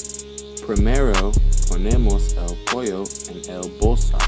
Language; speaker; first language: Spanish; non-native, learner; English